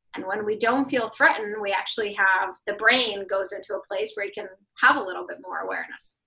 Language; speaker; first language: English; non-native, fluent; Russian